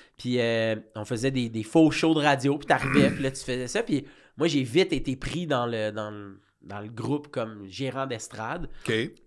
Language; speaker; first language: French; native; French